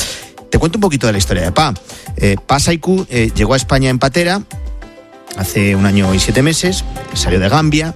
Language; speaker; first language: Spanish; native; Spanish